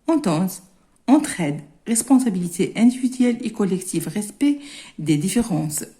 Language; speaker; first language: French; non-native, local second language; Arabic